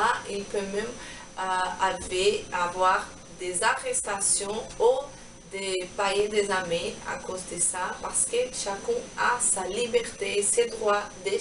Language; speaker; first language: French; non-native, learner; Portuguese